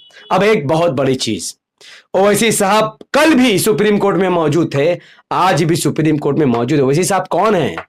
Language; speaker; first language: Hindi; native; Hindi